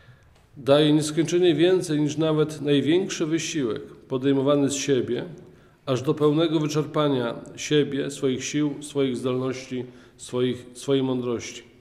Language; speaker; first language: Polish; native; Polish